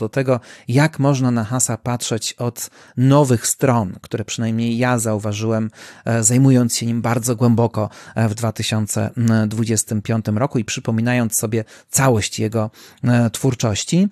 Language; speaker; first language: Polish; native; Polish